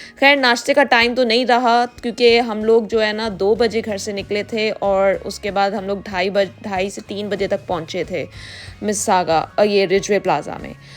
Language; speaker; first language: Urdu; native; Urdu